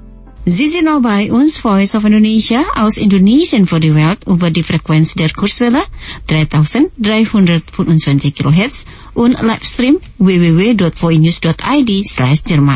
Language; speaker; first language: German; non-native, fluent; Indonesian